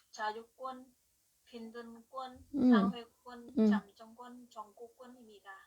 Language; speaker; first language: Korean; non-native, learner; Vietnamese